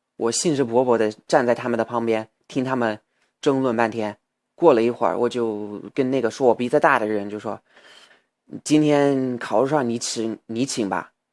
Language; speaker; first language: Chinese; non-native, fluent; English